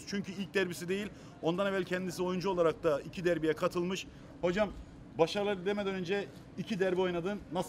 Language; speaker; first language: Turkish; early bilingual, other home language; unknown